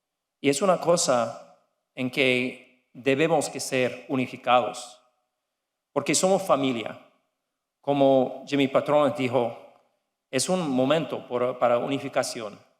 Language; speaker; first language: Spanish; non-native, learner; English